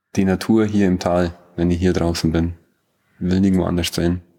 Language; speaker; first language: German; native; German